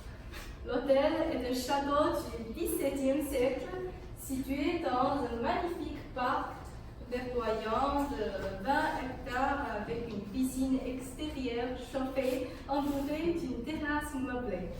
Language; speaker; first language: French; non-native, fluent; Chinese